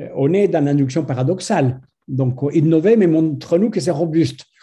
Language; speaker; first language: French; non-native, fluent; Spanish